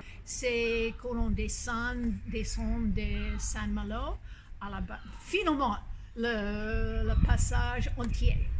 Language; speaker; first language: French; non-native, fluent; English